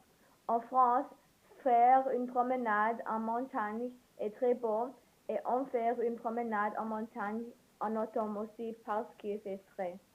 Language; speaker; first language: French; non-native, learner; English